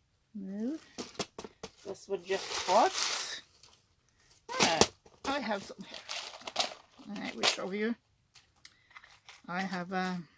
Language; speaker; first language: English; non-native, learner; Norwegian